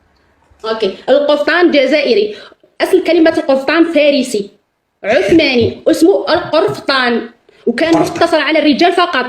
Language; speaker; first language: Arabic; native; Arabic